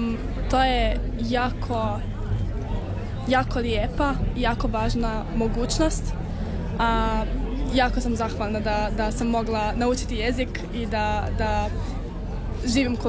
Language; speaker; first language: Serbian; early bilingual, heritage; Serbian